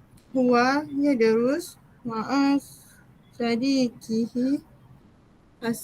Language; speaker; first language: Arabic; non-native, learner; Malay